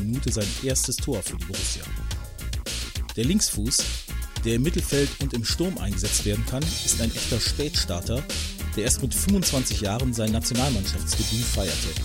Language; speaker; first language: German; native; German